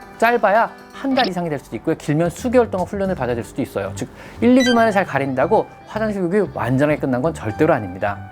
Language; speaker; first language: Korean; native; Korean